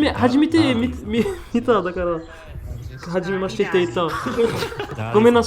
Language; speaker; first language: Japanese; non-native, learner; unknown